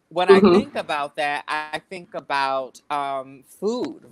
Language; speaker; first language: English; native; English